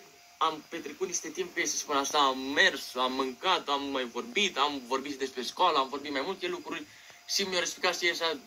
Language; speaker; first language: Romanian; native; Romanian